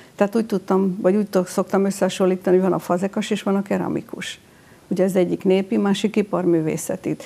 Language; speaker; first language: Hungarian; native; Hungarian